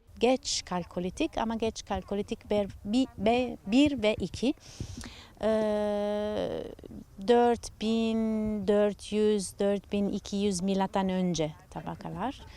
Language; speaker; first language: Turkish; non-native, learner; Italian